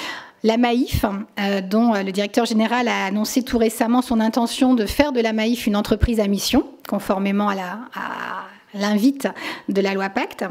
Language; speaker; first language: French; native; French